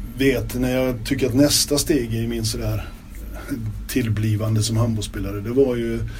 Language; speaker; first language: Swedish; native; Swedish